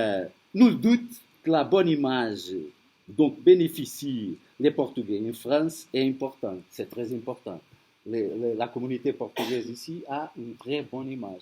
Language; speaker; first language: French; non-native, fluent; Portuguese